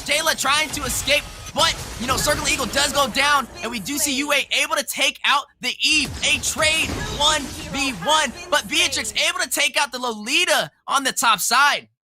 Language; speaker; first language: English; native; English